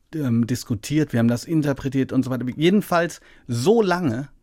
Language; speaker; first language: German; native; German